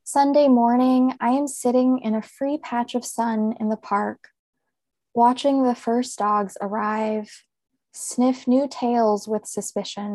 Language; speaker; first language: English; native; English